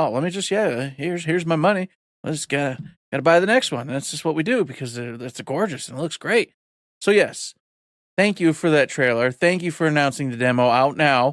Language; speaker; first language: English; native; English